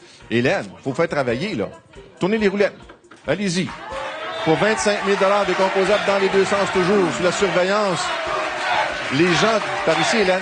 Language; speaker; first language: French; native; French